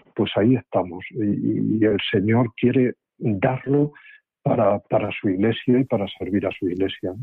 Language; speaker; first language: Spanish; native; Spanish